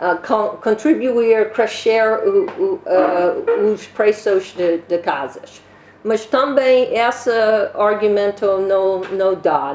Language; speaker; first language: Portuguese; non-native, learner; English